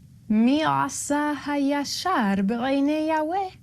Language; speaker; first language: Hebrew; non-native, learner; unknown